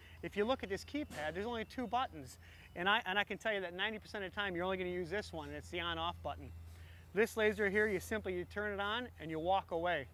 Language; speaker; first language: English; native; English